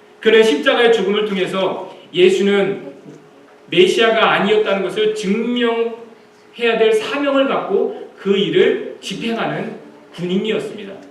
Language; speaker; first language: Korean; native; Korean